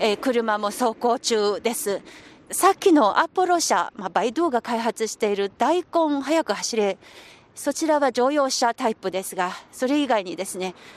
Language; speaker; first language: Japanese; non-native, fluent; Chinese